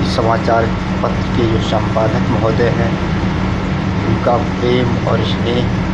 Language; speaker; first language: Hindi; native; Hindi